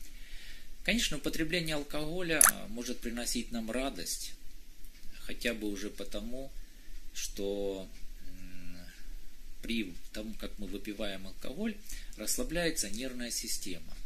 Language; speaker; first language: Russian; native; Russian